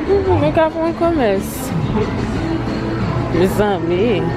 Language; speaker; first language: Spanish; non-native, learner; Haitian Creole